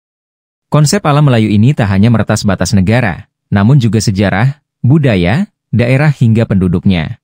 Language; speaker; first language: Indonesian; native; Indonesian